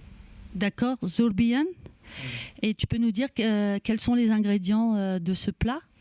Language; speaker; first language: French; native; French